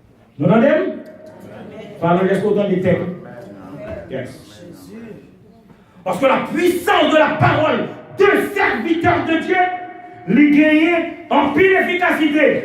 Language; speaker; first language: French; non-native, local second language; Haitian Creole